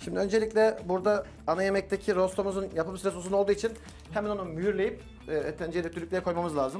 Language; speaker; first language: Turkish; native; Turkish